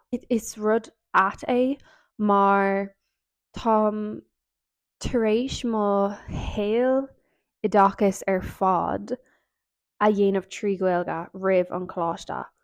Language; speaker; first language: Irish; non-native, local second language; English